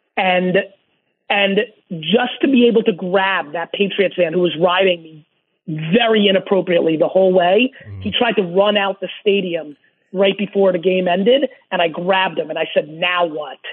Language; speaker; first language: English; early bilingual, other home language; Russian